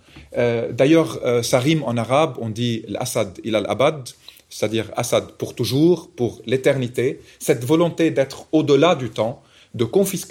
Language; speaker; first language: French; non-native, local second language; Arabic